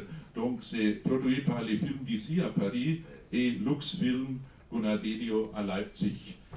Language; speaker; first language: French; non-native, fluent; German